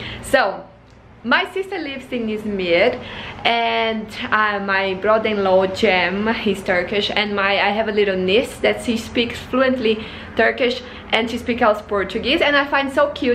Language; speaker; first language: English; non-native, fluent; Portuguese